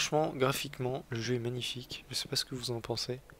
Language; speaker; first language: French; native; French